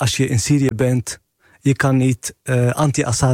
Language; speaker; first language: Dutch; non-native, fluent; Arabic